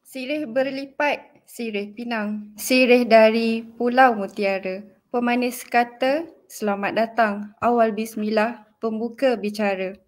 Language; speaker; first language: Malay; native; Malay